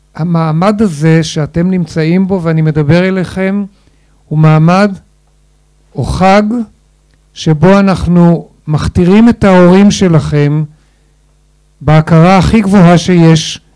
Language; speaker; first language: Hebrew; native; Hebrew